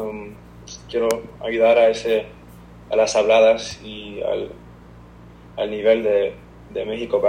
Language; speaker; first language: Spanish; early bilingual, heritage; Spanish